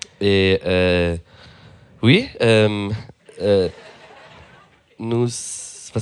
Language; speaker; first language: French; non-native, local second language; Swiss German